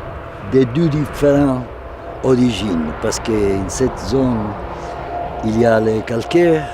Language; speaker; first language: French; non-native, fluent; Italian